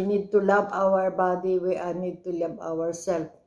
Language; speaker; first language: English; non-native, local second language; Filipino